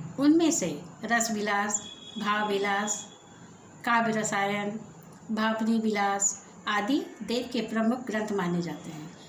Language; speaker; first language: Hindi; native; Hindi